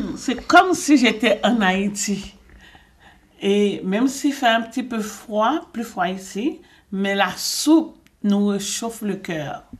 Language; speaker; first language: French; non-native, local second language; Haitian Creole